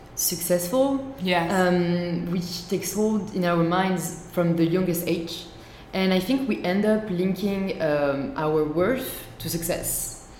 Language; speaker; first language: English; non-native, fluent; French